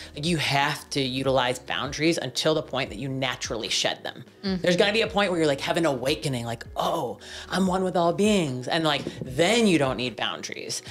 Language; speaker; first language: English; native; English